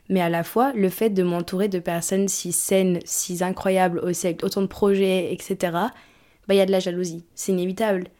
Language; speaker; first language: French; early bilingual, other home language; English